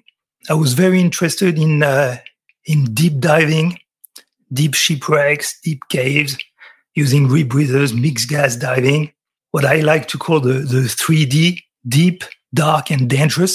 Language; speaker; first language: English; non-native, fluent; French